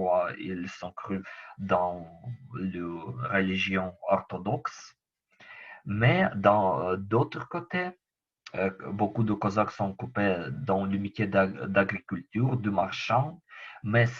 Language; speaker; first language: French; non-native, learner; Ukrainian